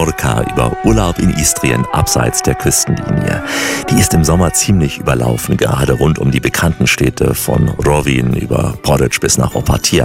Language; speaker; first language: German; native; German